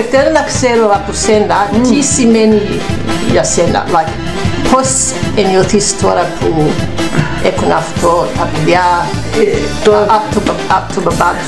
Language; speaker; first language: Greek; non-native, learner; English